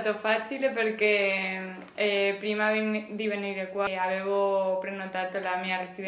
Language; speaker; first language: Italian; non-native, fluent; Spanish